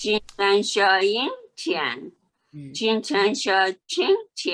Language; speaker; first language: Chinese; non-native, learner; English